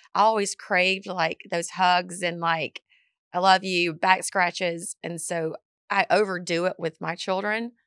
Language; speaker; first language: English; native; English